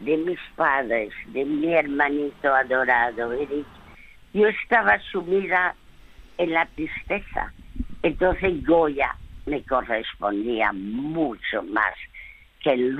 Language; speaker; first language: Spanish; early bilingual, other home language; French